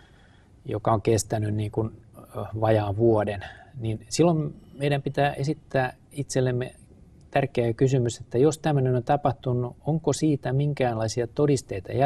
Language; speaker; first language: Finnish; native; Finnish